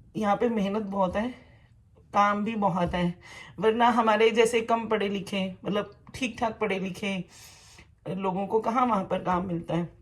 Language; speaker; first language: Hindi; native; Hindi